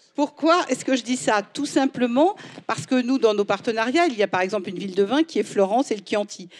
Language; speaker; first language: French; native; French